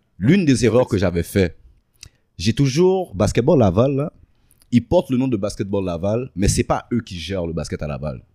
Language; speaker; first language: French; early bilingual, other home language; Haitian Creole